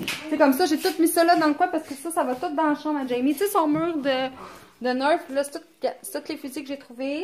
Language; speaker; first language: French; native; French